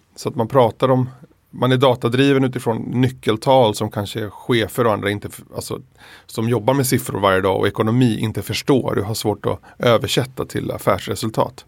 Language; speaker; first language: Swedish; early bilingual, other home language; Spanish